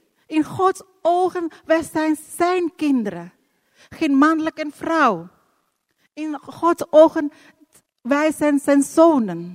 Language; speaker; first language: Dutch; non-native, fluent; Indonesian